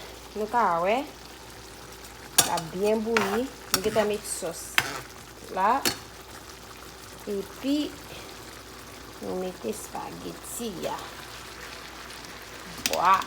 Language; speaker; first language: French; non-native, learner; Haitian Creole